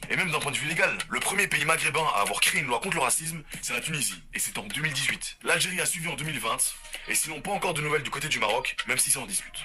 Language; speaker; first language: French; native; French